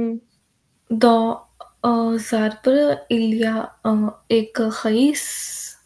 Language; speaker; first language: French; non-native, learner; Hindi